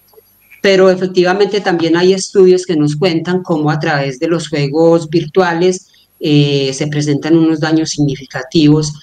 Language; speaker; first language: Spanish; native; Spanish